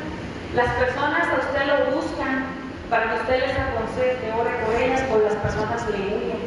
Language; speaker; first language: Spanish; native; Spanish